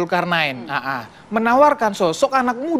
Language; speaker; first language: Indonesian; native; Indonesian